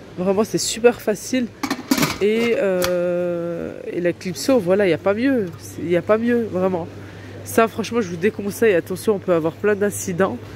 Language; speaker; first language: French; early bilingual, other home language; Arabic